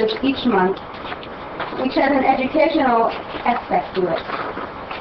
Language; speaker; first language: English; non-native, fluent; Hebrew